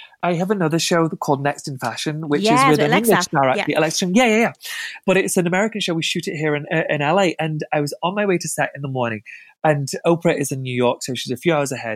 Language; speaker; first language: English; native; English